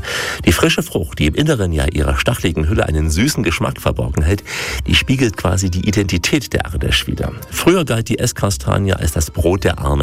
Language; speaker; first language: German; native; German